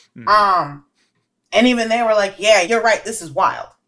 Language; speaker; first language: English; native; English